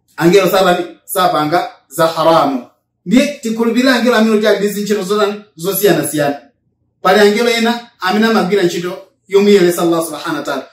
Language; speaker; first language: Nyanja; native; Nyanja